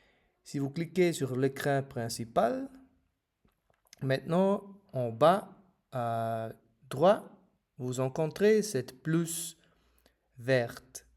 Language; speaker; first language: French; non-native, fluent; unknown